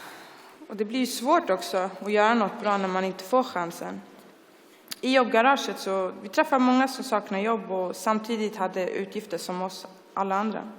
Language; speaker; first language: Swedish; early bilingual, other home language; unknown